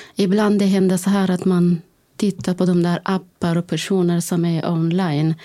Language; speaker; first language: Swedish; non-native, fluent; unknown